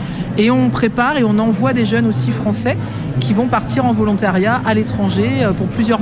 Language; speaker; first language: French; native; French